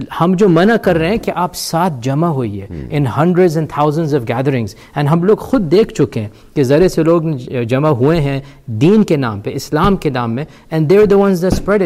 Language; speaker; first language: Urdu; early bilingual, heritage; Urdu